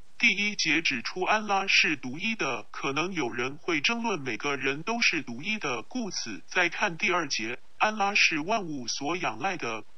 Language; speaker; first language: Chinese; non-native, local second language; Cantonese